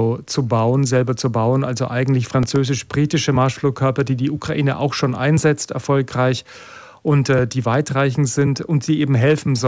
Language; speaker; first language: German; native; German